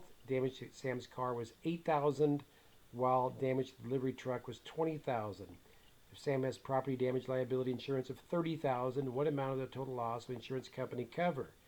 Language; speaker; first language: English; native; English